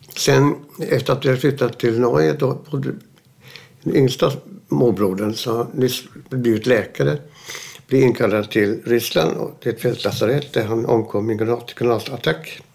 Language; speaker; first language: Swedish; early bilingual, other home language; German